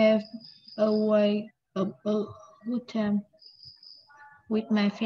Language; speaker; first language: English; non-native, learner; Vietnamese